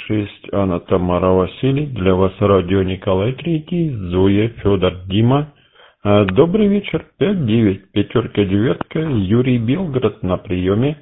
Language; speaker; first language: Russian; non-native, learner; German